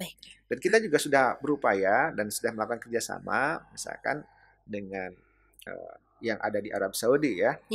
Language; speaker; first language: Indonesian; native; Indonesian